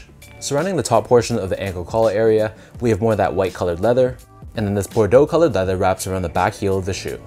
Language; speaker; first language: English; native; English